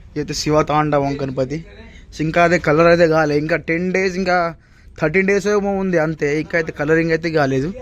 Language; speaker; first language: Telugu; native; Telugu